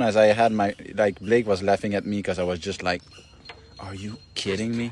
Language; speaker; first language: English; non-native, fluent; French